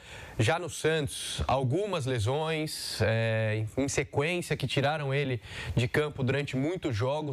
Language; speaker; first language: Portuguese; native; Portuguese